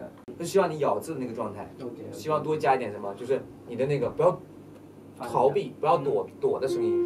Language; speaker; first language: Chinese; native; Chinese